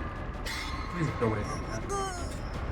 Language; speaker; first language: English; native; English